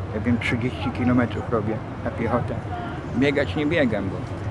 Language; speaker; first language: Polish; native; Polish